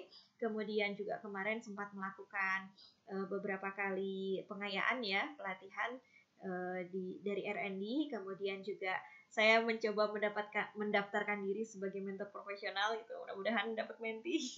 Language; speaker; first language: Indonesian; native; Indonesian